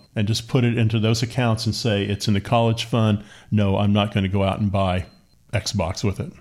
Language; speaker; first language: English; native; English